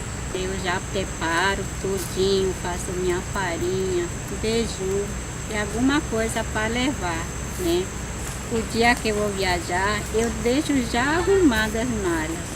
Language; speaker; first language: Portuguese; non-native, local second language; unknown